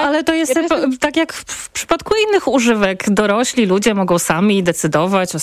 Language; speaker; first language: Polish; native; Polish